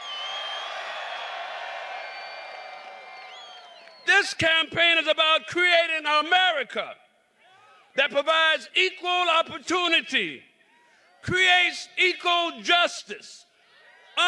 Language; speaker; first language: English; native; English